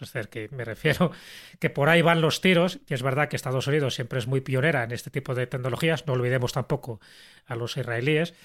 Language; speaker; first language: Spanish; native; Spanish